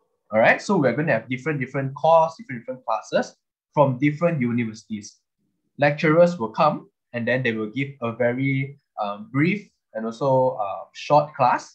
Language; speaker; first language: English; non-native, local second language; Chinese